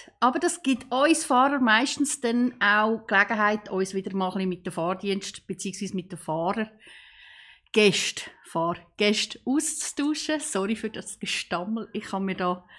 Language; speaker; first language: German; native; German